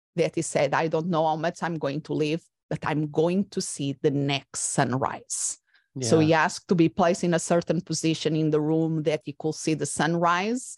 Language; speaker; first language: English; non-native, fluent; Portuguese